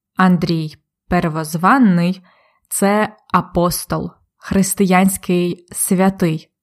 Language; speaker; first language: Ukrainian; native; Ukrainian